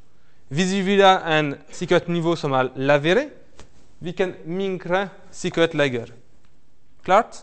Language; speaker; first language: Swedish; non-native, fluent; French